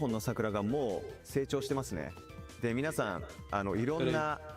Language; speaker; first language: Japanese; native; Japanese